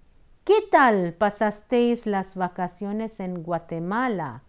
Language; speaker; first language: Spanish; non-native, fluent; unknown